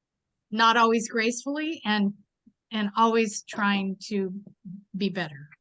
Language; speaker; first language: English; native; English